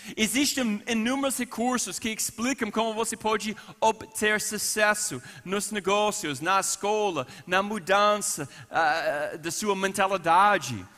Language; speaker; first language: Portuguese; non-native, fluent; English